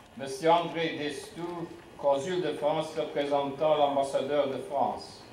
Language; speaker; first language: French; non-native, local second language; Luxembourgish